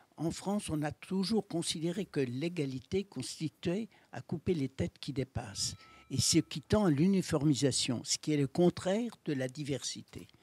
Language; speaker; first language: French; native; French